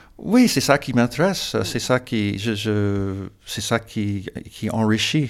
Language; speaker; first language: French; non-native, fluent; English